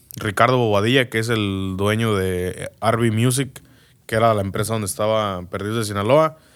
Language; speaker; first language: Spanish; native; Spanish